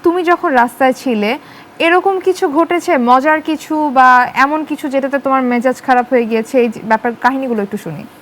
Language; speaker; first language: Bangla; native; Bangla